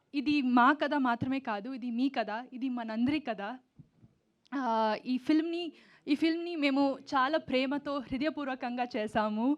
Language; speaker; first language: Telugu; non-native, learner; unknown